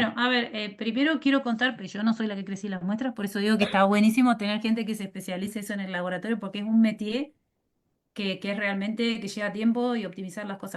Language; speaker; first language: Spanish; native; Spanish